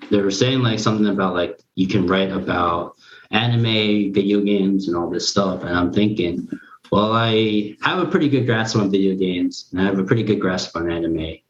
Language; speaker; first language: English; early bilingual, other home language; Korean